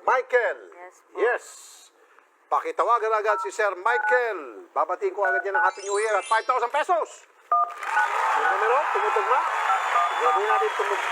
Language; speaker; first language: Filipino; native; Filipino